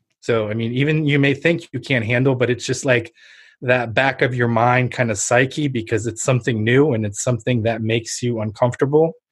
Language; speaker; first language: English; early bilingual, other home language; Ukrainian